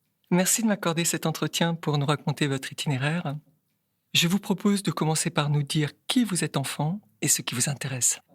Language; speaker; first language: French; native; French